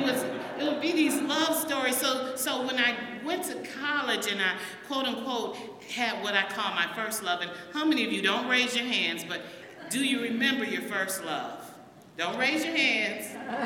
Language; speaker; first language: English; native; English